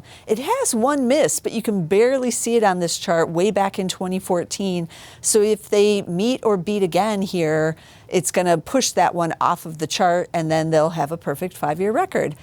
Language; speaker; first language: English; native; English